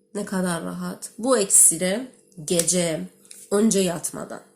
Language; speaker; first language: Turkish; non-native, fluent; Persian